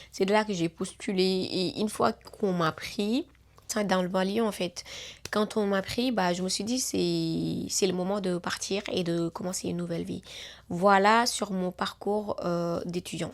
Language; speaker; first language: French; non-native, local second language; Wolof